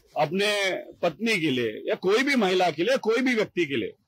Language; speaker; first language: Hindi; non-native, local second language; Marathi